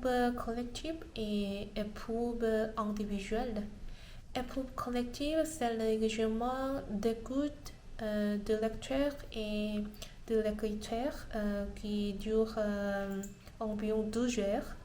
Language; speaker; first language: French; non-native, learner; Korean